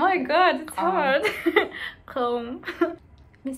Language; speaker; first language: English; non-native, fluent; Arabic